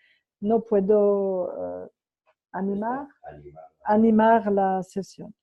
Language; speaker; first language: Spanish; non-native, fluent; French